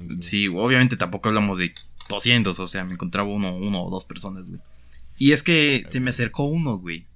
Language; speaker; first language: Spanish; native; Spanish